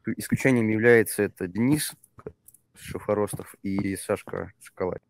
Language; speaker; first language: Russian; native; Russian